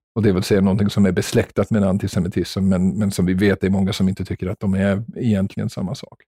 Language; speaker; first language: Swedish; non-native, fluent; English